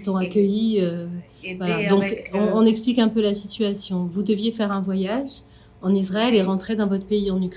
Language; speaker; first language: French; native; French